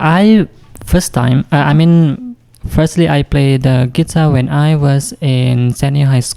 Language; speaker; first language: English; non-native, fluent; Indonesian